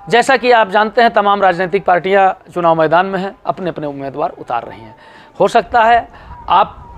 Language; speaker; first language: Hindi; native; Hindi